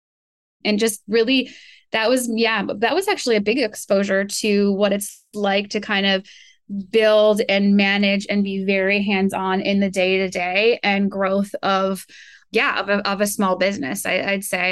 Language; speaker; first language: English; native; English